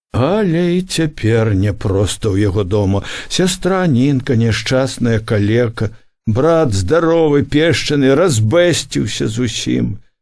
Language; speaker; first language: Belarusian; native; Belarusian